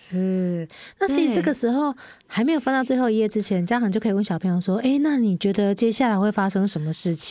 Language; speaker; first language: Chinese; native; Chinese